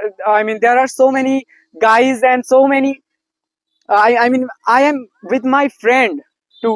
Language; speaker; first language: English; non-native, learner; Hindi